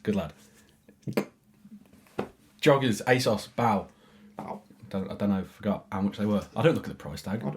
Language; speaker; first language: English; native; English